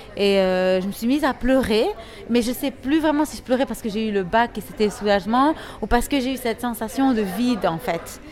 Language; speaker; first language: French; non-native, local second language; Arabic